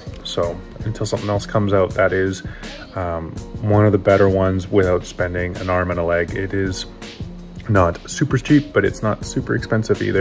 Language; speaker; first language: English; native; English